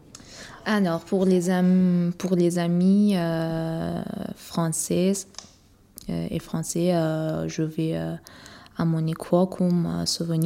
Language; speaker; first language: French; non-native, learner; Persian